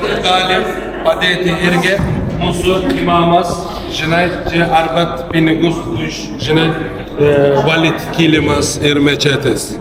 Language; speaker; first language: Lithuanian; non-native, learner; Turkish